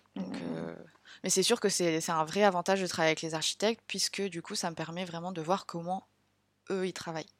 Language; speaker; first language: French; native; French